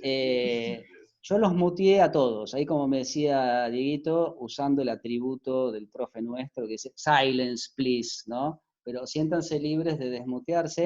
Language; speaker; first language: Spanish; native; Spanish